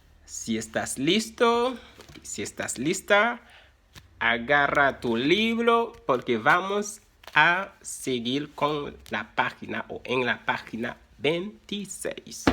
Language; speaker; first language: Spanish; non-native, fluent; Haitian Creole